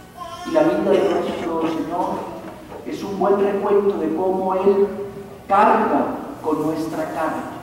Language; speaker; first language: Spanish; native; Spanish